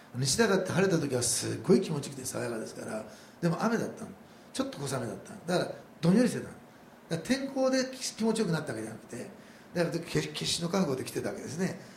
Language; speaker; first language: Japanese; native; Japanese